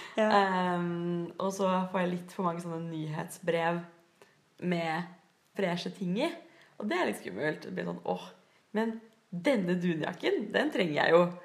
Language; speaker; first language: Norwegian; native; Norwegian